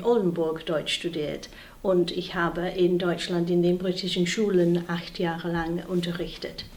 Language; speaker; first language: German; non-native, fluent; English